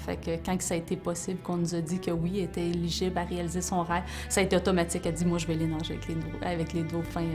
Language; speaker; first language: French; native; French